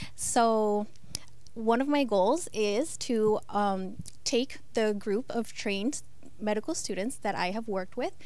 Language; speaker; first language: English; non-native, local second language; Spanish